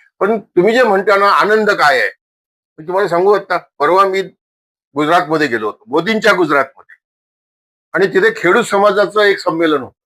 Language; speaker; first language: Marathi; non-native, local second language; Marwari